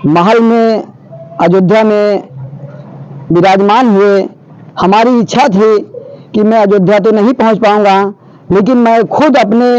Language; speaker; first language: Hindi; native; Hindi